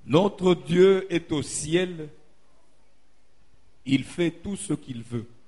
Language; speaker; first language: French; non-native, local second language; Lingala